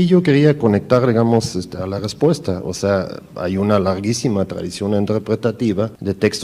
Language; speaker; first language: Spanish; native; Spanish